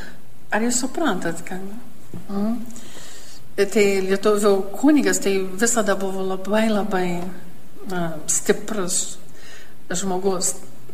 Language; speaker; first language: Lithuanian; early bilingual, heritage; Lithuanian